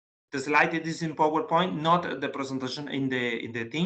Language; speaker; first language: English; non-native, learner; Spanish